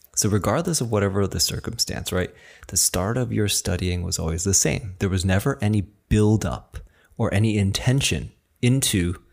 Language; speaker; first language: English; early bilingual, other home language; Chinese